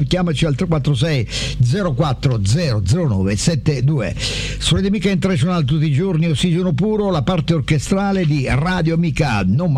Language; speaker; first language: Italian; native; Italian